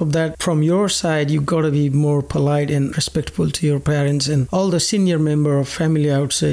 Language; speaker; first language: English; non-native, local second language; Nepali